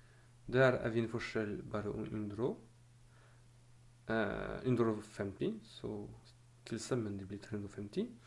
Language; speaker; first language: Norwegian; non-native, learner; French